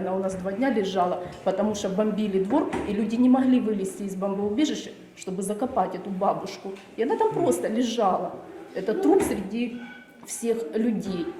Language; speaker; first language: Russian; native; Russian